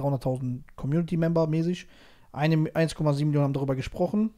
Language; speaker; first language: German; native; German